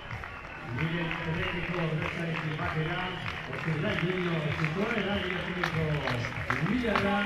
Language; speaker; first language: Basque; native; Basque